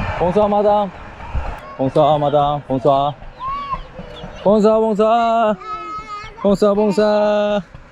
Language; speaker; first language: French; non-native, learner; Korean